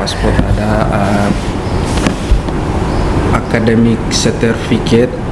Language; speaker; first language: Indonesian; non-native, learner; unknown